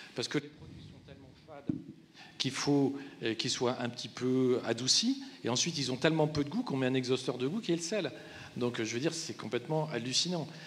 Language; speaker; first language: French; native; French